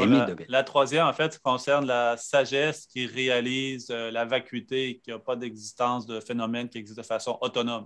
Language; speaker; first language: French; native; French